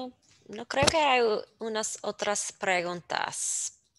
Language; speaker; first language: Spanish; non-native, fluent; English